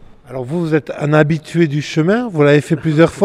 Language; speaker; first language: French; native; French